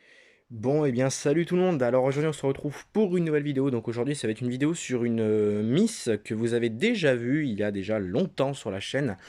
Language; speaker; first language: French; native; French